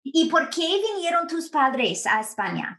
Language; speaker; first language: Spanish; non-native, fluent; English